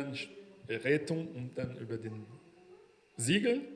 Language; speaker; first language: German; non-native, fluent; Portuguese